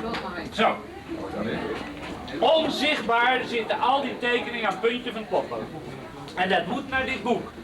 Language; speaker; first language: Dutch; native; Dutch